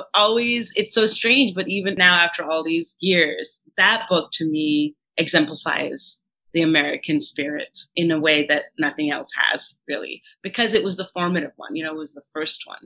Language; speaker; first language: English; early bilingual, other home language; Telugu